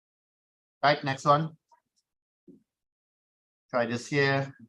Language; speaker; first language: English; native; English